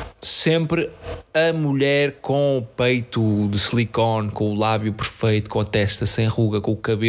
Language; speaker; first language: Portuguese; native; Portuguese